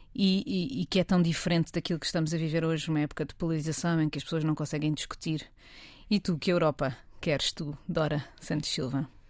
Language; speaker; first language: Portuguese; native; Portuguese